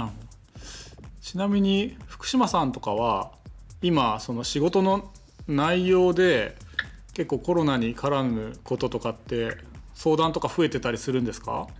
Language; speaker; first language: Japanese; native; Japanese